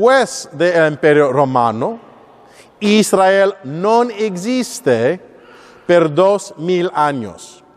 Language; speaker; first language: Spanish; non-native, learner; English